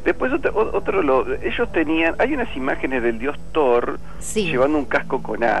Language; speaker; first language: Spanish; native; Spanish